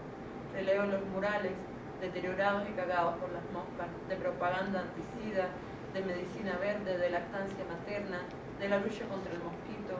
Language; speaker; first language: Spanish; native; Spanish